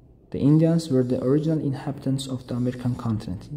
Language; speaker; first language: English; non-native, fluent; Azerbaijani